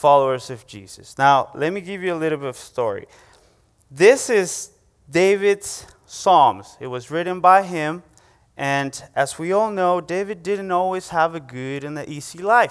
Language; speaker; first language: English; non-native, fluent; Spanish